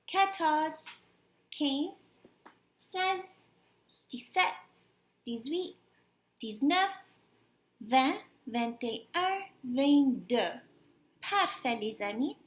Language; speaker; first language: French; non-native, fluent; English